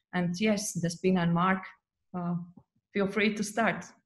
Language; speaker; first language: English; non-native, fluent; Latvian